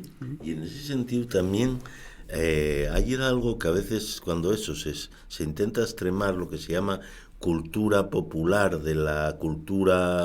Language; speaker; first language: Spanish; native; Spanish